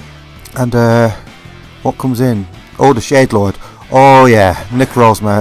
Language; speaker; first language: English; native; English